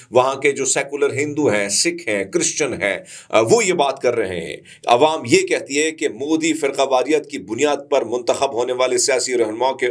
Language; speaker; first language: Urdu; non-native, local second language; Punjabi